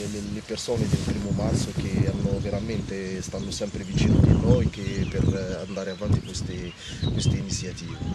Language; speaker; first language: Italian; non-native, learner; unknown